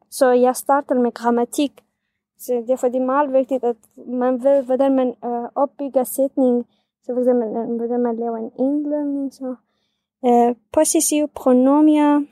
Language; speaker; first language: Danish; non-native, fluent; Kurdish